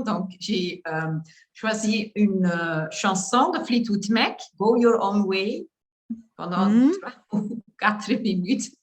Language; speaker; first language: French; non-native, learner; Dutch